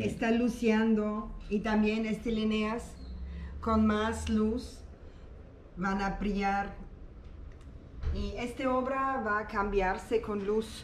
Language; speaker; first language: Spanish; non-native, learner; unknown